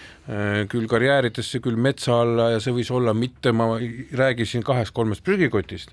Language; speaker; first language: Estonian; native; Estonian